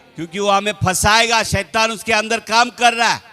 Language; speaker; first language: Hindi; non-native, local second language; Telugu